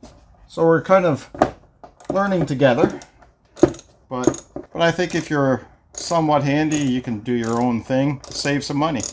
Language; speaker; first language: English; native; English